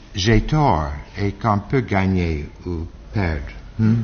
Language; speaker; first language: French; non-native, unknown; English